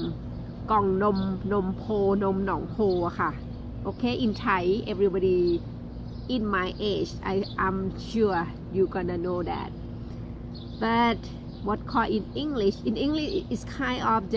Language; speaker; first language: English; non-native, learner; Thai